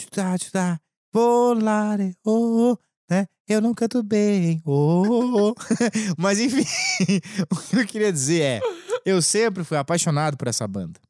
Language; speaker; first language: Portuguese; native; Portuguese